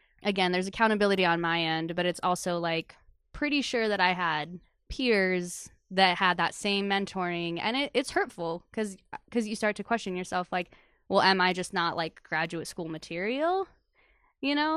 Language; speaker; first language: English; native; English